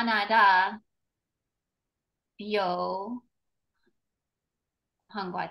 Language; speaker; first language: Chinese; non-native, learner; English